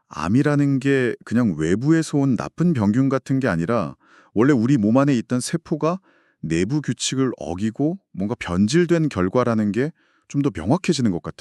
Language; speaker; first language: Korean; native; Korean